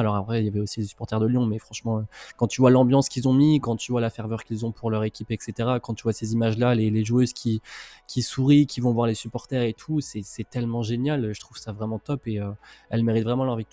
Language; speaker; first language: French; native; French